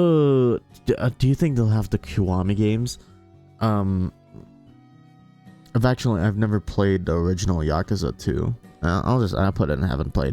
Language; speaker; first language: English; native; English